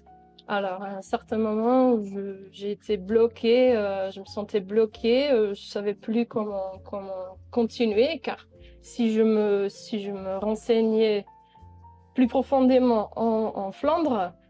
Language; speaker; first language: French; non-native, local second language; Dutch